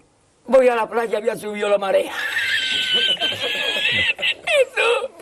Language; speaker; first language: Spanish; native; Spanish